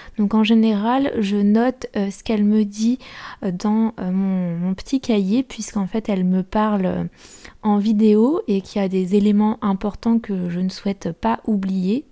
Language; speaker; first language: French; native; French